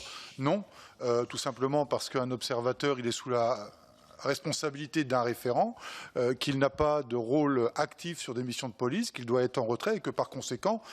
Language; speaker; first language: French; native; French